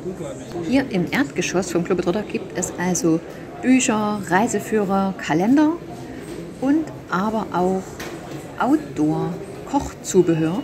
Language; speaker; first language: German; native; German